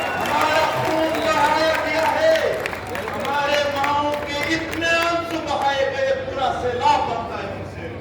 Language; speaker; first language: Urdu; non-native, local second language; Pashto